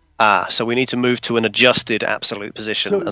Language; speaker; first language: English; native; English